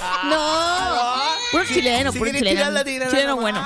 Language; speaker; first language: Spanish; native; Spanish